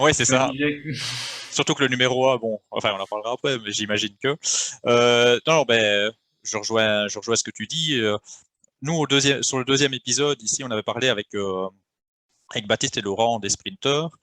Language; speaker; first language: French; native; French